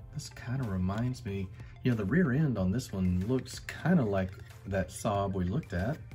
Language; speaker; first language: English; native; English